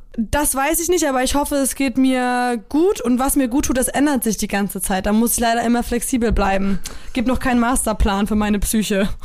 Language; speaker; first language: German; early bilingual, other home language; Polish